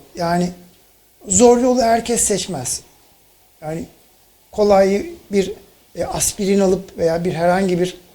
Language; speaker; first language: Turkish; native; Turkish